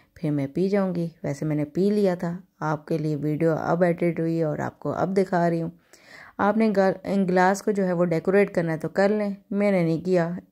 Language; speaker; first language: Hindi; native; Hindi